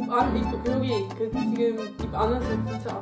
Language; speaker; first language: Korean; non-native, learner; Dutch